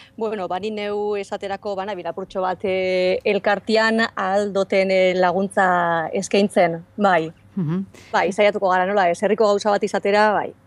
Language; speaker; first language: Basque; native; Basque